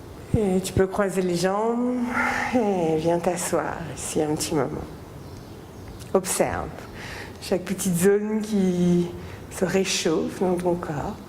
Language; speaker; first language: French; native; French